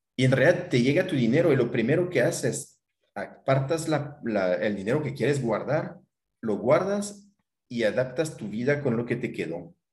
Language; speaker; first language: Spanish; non-native, fluent; French